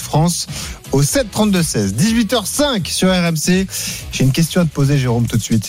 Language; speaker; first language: French; native; French